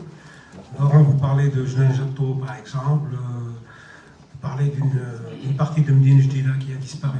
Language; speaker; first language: French; non-native, local second language; Arabic